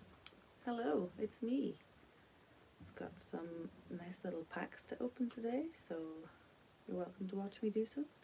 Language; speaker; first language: English; native; English